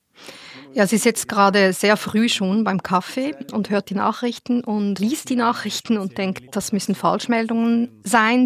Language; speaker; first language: German; native; German